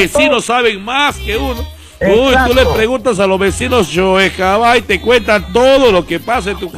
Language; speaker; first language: Spanish; native; Spanish